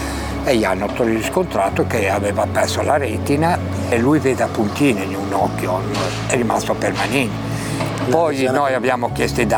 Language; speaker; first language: Italian; native; Italian